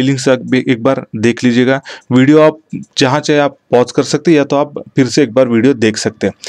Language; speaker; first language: Hindi; non-native, local second language; Marathi